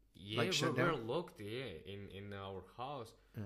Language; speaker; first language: English; non-native, learner; Russian